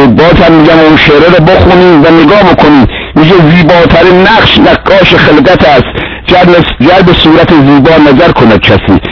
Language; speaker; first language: Persian; non-native, local second language; Azerbaijani